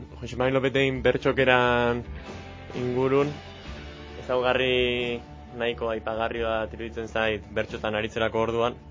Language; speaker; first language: Basque; native; Basque